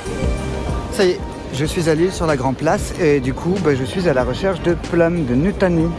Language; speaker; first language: French; native; French